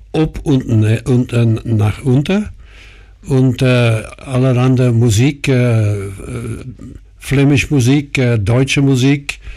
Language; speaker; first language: German; non-native, fluent; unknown